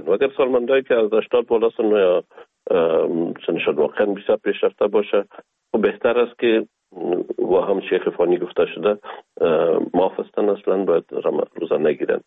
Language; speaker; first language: Persian; native; Persian